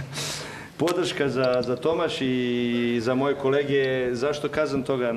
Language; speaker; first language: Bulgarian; non-native, learner; Serbian